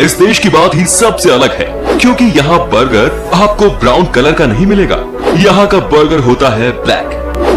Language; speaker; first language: Hindi; native; Hindi